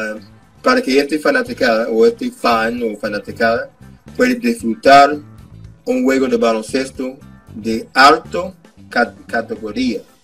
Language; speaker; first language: Spanish; non-native, fluent; English